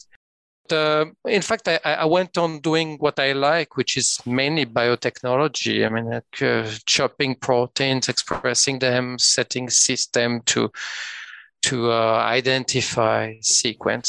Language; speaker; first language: English; non-native, fluent; French